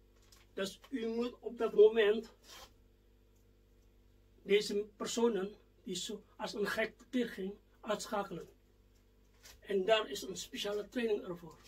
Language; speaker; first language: Dutch; non-native, fluent; Indonesian